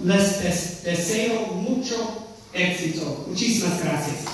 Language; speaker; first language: Spanish; non-native, fluent; English